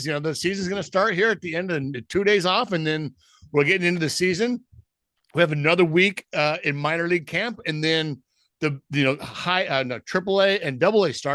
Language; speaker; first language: English; native; English